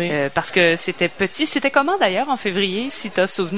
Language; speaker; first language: French; native; French